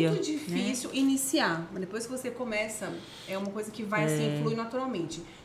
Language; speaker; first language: Portuguese; native; Portuguese